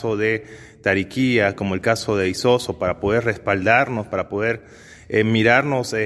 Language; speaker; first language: Spanish; native; Spanish